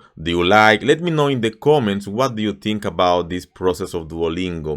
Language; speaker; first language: English; non-native, fluent; Spanish